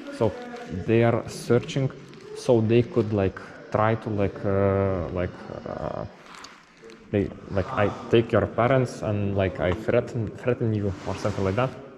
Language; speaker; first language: English; non-native, fluent; Lithuanian